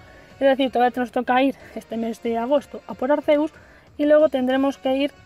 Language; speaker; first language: Spanish; native; Spanish